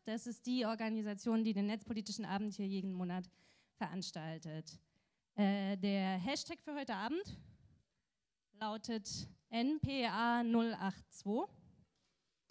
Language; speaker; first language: German; native; German